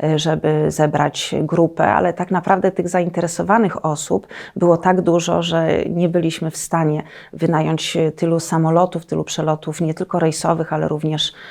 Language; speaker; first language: Polish; native; Polish